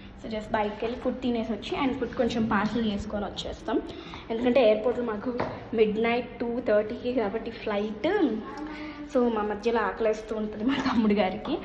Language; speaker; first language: Telugu; early bilingual, heritage; Telugu